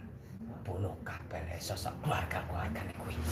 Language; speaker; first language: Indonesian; non-native, local second language; Javanese